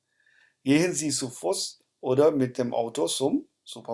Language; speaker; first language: German; non-native, fluent; Urdu